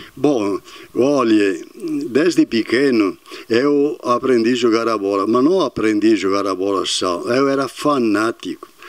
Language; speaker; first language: Portuguese; non-native, fluent; Italian